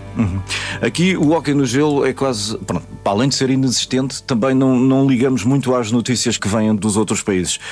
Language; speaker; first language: Portuguese; native; Portuguese